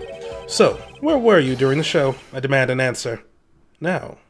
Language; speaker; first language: English; native; English